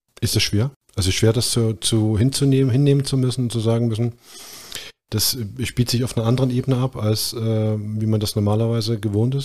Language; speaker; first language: German; native; German